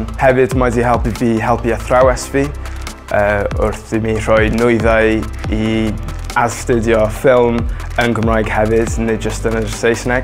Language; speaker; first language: Welsh; non-native, local second language; English